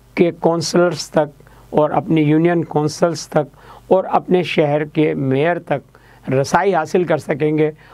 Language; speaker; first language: Urdu; native; Urdu